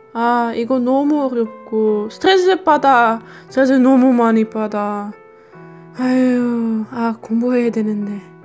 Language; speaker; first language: Korean; non-native, learner; Dutch